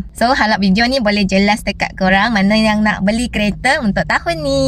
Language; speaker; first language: Malay; native; Malay